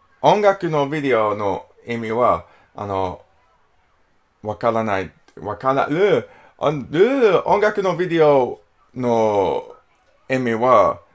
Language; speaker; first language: Japanese; non-native, learner; English